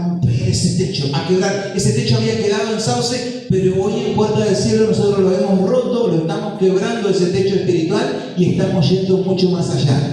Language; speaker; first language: Spanish; native; Spanish